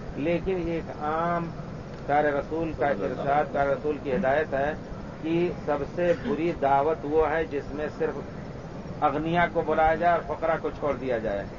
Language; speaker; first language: Urdu; native; Urdu